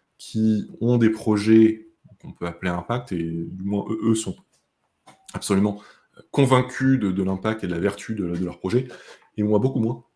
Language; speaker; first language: French; native; French